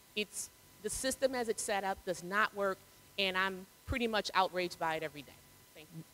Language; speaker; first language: English; native; English